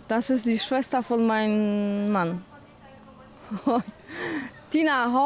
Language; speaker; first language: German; non-native, learner; Polish